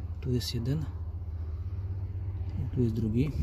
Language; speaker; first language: Polish; native; Polish